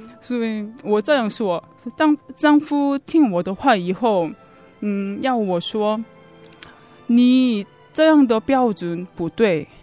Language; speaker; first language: Chinese; non-native, fluent; Korean